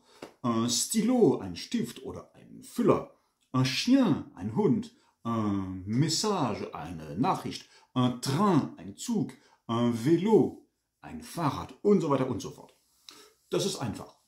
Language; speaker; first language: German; non-native, fluent; French